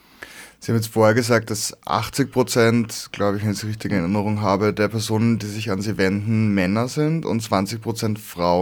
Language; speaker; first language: German; native; German